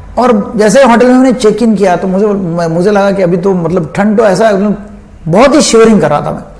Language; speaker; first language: Hindi; non-native, local second language; Marathi